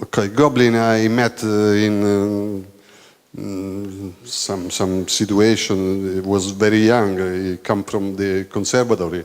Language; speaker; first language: English; non-native, learner; Italian